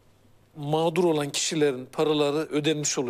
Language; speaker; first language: Turkish; native; Turkish